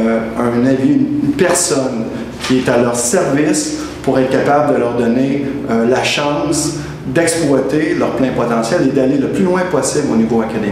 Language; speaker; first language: French; native; French